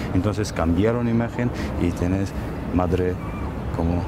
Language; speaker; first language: Spanish; non-native, learner; Armenian